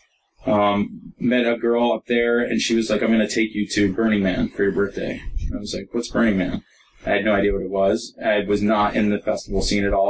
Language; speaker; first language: English; native; English